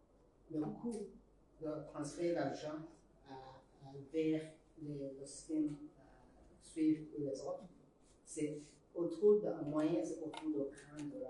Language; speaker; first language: French; non-native, learner; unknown